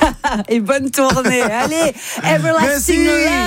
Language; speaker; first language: French; native; French